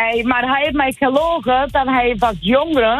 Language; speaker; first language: Dutch; non-native, fluent; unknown